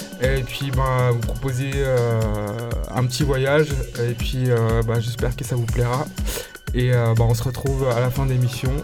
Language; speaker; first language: French; native; French